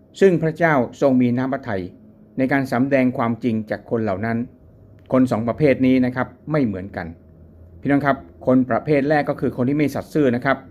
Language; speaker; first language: Thai; native; Thai